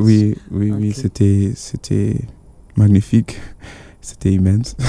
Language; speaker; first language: French; non-native, fluent; Yoruba